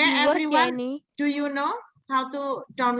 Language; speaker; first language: English; non-native, fluent; Indonesian